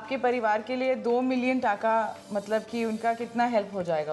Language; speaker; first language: Hindi; native; Hindi